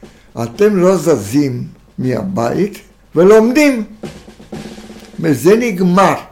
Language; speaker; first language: Hebrew; non-native, fluent; Romanian